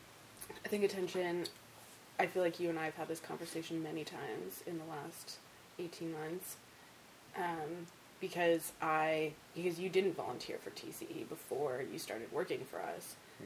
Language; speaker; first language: English; native; English